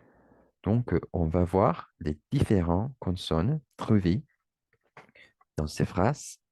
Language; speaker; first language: French; non-native, learner; Spanish